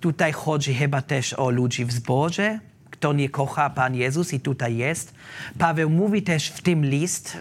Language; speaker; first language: Polish; non-native, learner; German